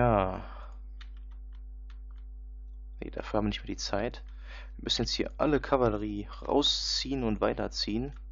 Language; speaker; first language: German; native; German